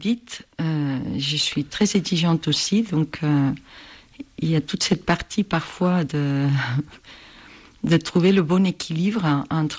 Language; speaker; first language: French; non-native, fluent; Spanish